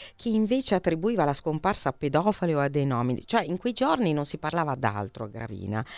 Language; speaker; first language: Italian; native; Italian